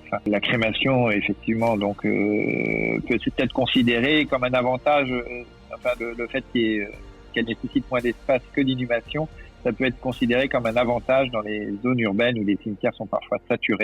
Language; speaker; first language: French; native; French